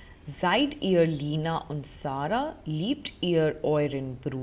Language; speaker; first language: German; non-native, fluent; Hindi